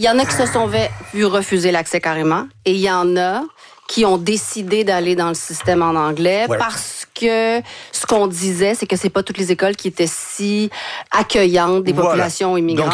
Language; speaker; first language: French; native; French